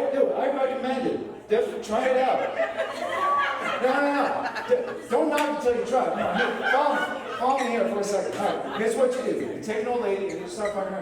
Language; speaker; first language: English; native; English